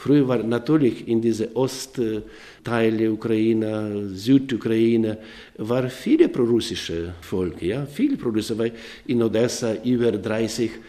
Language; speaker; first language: German; non-native, learner; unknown